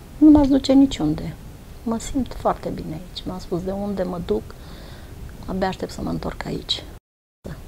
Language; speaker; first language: Romanian; native; Romanian